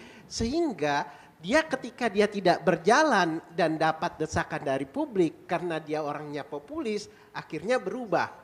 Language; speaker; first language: Indonesian; native; Indonesian